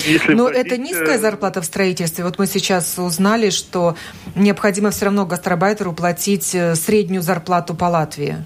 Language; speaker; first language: Russian; native; Russian